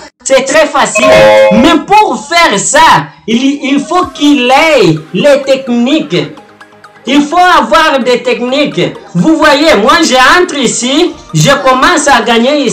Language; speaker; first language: French; non-native, learner; Portuguese